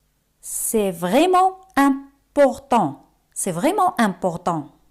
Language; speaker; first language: French; non-native, fluent; Spanish